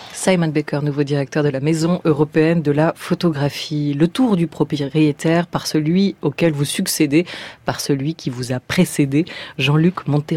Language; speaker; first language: French; native; French